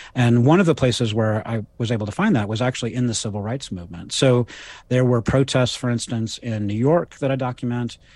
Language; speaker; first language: English; native; English